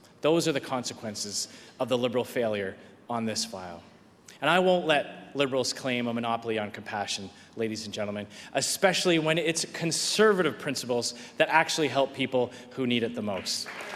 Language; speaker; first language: English; native; English